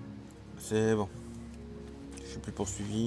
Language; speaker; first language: French; native; French